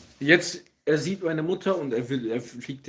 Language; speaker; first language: German; early bilingual, other home language; Kurdish